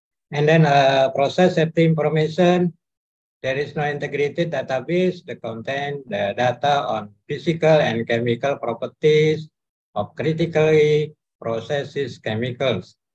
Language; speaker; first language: English; non-native, learner; Indonesian